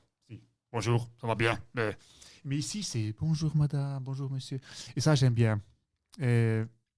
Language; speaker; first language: French; non-native, local second language; German